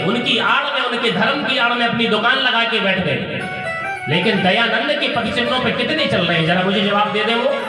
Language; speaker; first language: Hindi; native; Hindi